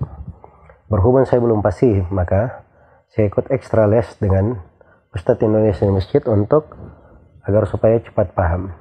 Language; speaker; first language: Indonesian; native; Indonesian